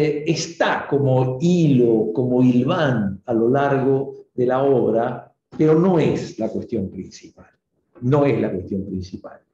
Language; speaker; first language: Spanish; native; Spanish